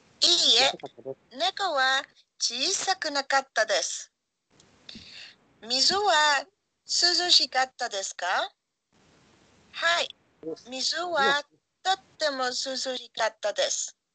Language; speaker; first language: Japanese; non-native, learner; Spanish